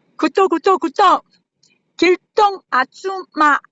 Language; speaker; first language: Korean; early bilingual, heritage; Korean